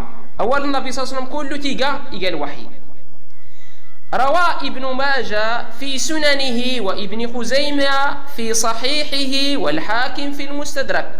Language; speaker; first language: Arabic; non-native, local second language; Tachelhit